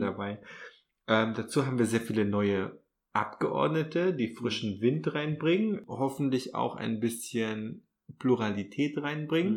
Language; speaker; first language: German; native; German